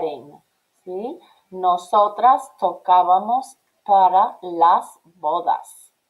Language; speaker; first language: Spanish; non-native, fluent; English